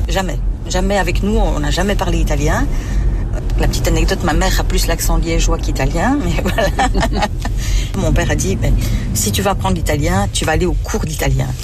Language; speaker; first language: French; native; French